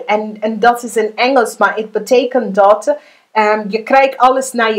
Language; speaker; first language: Dutch; non-native, learner; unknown